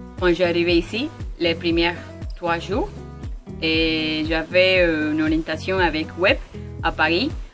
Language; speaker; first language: French; non-native, learner; Spanish